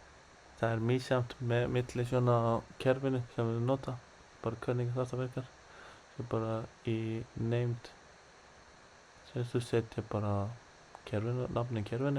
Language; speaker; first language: Icelandic; non-native, learner; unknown